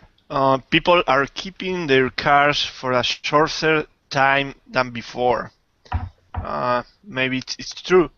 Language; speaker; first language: English; non-native, learner; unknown